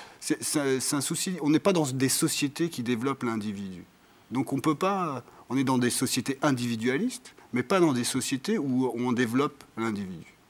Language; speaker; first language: French; non-native, fluent; Portuguese